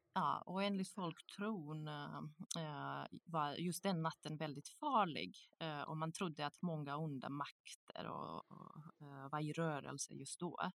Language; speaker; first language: Swedish; non-native, fluent; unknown